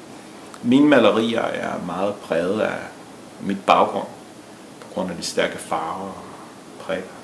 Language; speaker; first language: Danish; early bilingual, other home language; Spanish